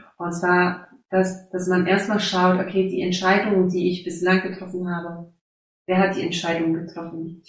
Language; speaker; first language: German; early bilingual, heritage; German